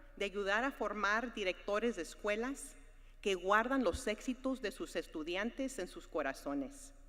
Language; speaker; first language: Spanish; early bilingual, other home language; English